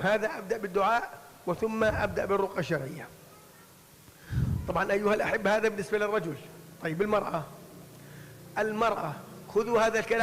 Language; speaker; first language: Arabic; native; Arabic